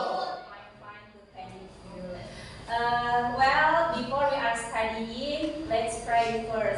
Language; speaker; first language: English; non-native, learner; Indonesian